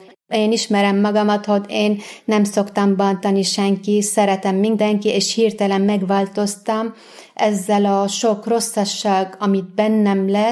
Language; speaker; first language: Hungarian; non-native, fluent; Arabic